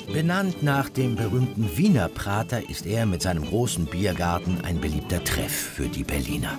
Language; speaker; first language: German; native; German